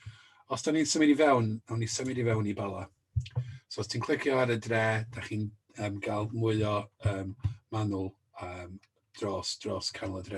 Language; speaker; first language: Welsh; native; Welsh